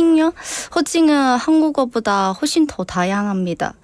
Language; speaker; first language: Korean; non-native, learner; Vietnamese